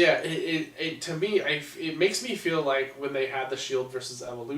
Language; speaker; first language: English; native; English